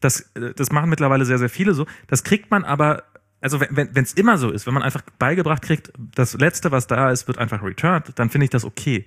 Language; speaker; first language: German; native; German